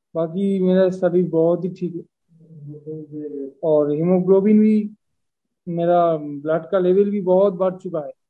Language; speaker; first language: Hindi; non-native, local second language; Bangla